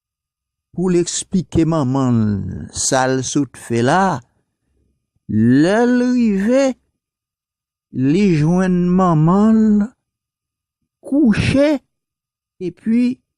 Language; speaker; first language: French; non-native, local second language; Haitian Creole